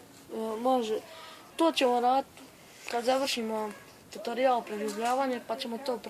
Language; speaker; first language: Bosnian; native; Bosnian